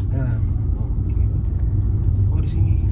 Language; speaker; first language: Indonesian; native; Indonesian